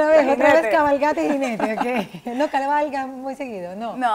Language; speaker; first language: Spanish; native; Spanish